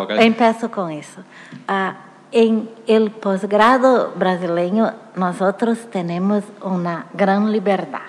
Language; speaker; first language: Spanish; non-native, fluent; Portuguese